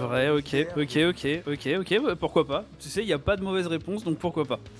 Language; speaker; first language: French; native; French